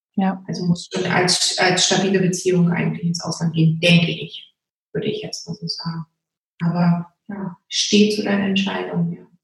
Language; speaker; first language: German; native; German